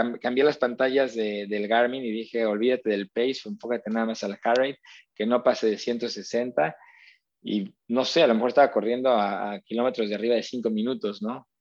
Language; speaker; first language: Spanish; native; Spanish